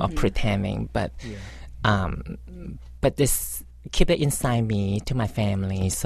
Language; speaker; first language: English; non-native, local second language; Cantonese